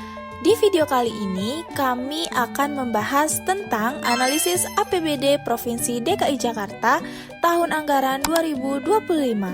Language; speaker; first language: Indonesian; native; Indonesian